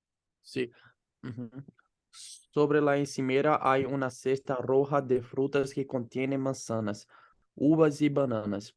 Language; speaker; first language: Spanish; non-native, learner; Portuguese